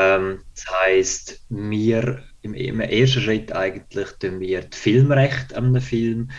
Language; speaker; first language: German; native; German